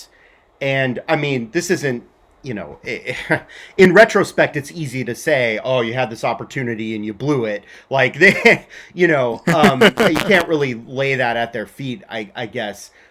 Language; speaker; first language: English; native; English